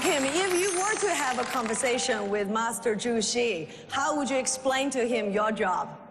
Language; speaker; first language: English; non-native, fluent; Chinese